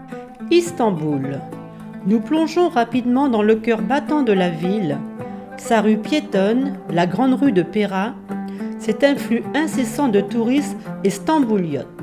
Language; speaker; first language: French; native; French